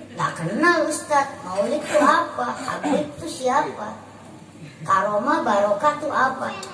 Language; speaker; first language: Indonesian; native; Indonesian